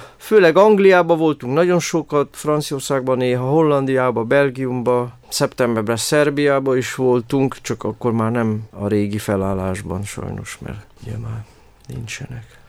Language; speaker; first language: Hungarian; non-native, fluent; Romany